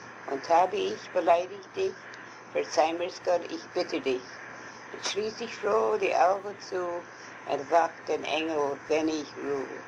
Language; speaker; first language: German; early bilingual, heritage; German